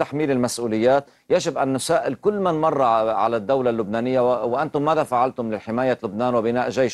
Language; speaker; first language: Arabic; native; Arabic